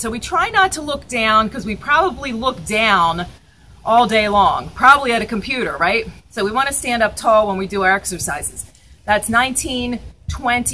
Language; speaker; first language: English; native; English